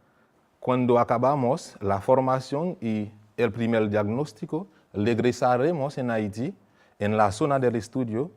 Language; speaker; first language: Spanish; non-native, fluent; Haitian Creole